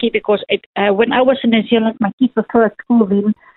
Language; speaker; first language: English; non-native, local second language; Afrikaans